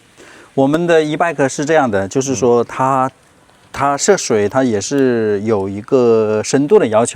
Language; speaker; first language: Chinese; native; Chinese